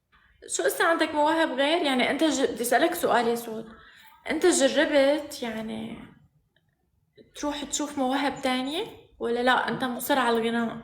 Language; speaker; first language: Arabic; native; Arabic